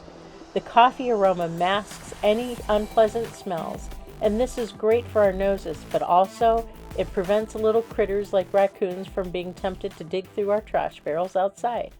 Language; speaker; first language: English; native; English